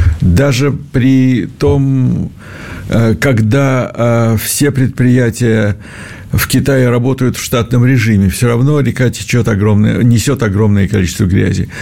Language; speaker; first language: Russian; native; Russian